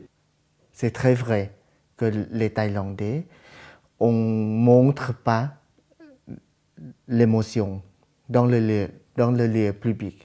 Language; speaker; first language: French; non-native, fluent; Thai